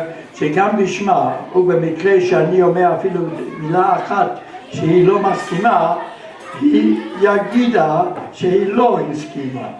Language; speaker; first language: Hebrew; non-native, fluent; German